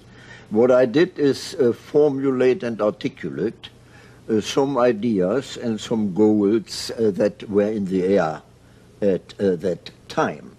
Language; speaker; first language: English; non-native, fluent; German